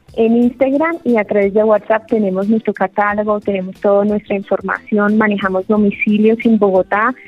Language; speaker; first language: Spanish; non-native, fluent; English